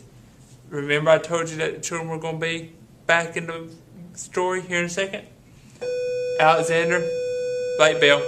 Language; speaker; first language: English; native; English